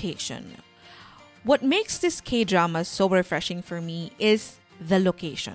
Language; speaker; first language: English; non-native, local second language; Bikol